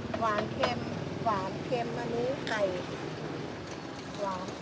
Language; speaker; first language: Thai; native; Thai